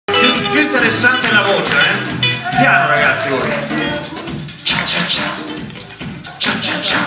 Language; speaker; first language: Italian; native; Italian